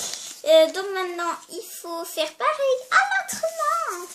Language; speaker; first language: French; native; French